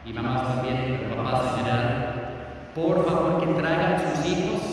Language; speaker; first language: Spanish; non-native, fluent; English